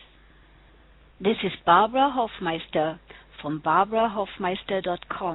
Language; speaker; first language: English; non-native, fluent; German